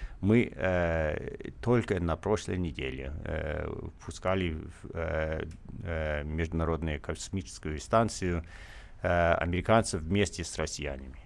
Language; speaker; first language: Russian; non-native, fluent; English